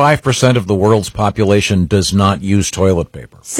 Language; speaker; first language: English; native; English